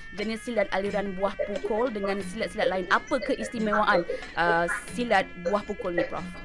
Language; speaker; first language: Malay; native; Malay